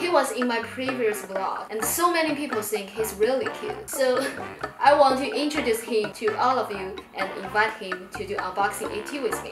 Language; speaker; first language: English; non-native, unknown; Chinese